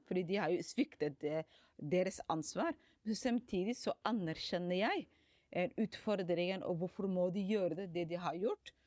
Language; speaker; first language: Norwegian; non-native, fluent; Somali